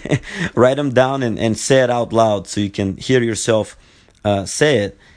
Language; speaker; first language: English; non-native, fluent; Bulgarian